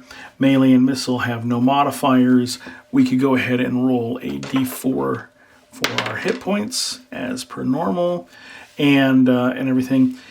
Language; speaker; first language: English; native; English